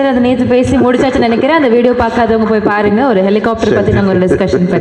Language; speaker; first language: Tamil; native; Tamil